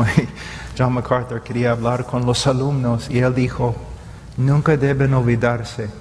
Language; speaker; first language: Spanish; non-native, fluent; English